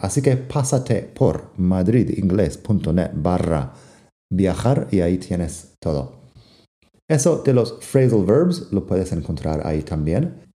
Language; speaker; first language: Spanish; non-native, fluent; English